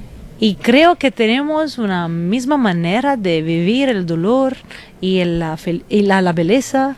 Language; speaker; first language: Spanish; non-native, fluent; Italian